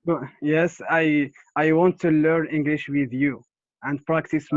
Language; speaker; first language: English; non-native, learner; Arabic